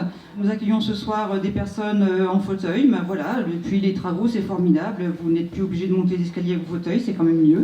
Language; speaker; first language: French; native; French